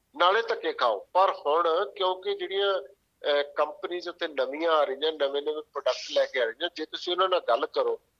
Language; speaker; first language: Punjabi; native; Punjabi